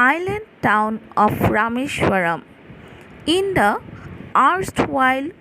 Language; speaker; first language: English; non-native, local second language; Assamese